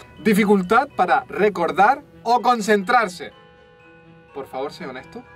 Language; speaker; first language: Spanish; native; Spanish